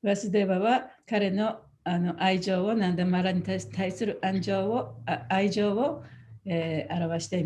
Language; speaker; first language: Japanese; native; Japanese